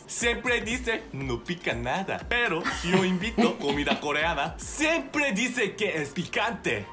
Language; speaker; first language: Spanish; non-native, learner; Korean